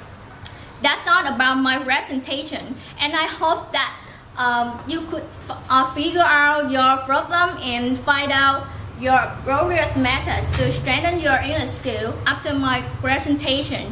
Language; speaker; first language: English; non-native, learner; Vietnamese